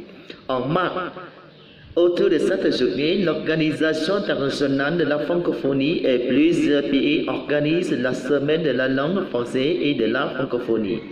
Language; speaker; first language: French; non-native, learner; Vietnamese